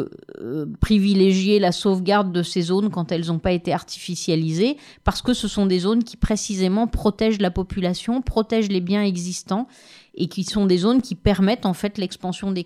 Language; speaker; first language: French; native; French